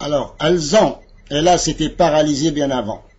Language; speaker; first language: French; non-native, local second language; Arabic